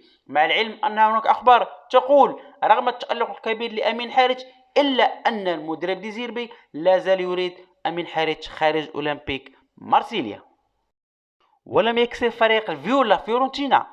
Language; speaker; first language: Arabic; native; Arabic